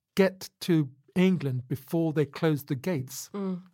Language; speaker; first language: English; native; English